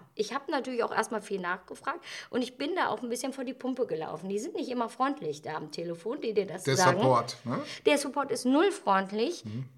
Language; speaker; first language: German; native; German